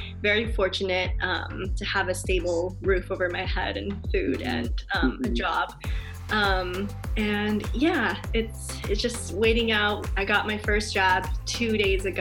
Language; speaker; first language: English; non-native, fluent; Chinese